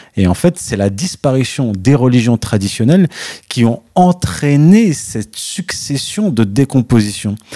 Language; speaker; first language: French; early bilingual, other home language; Arabic